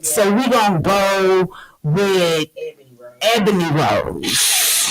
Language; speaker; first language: English; native; English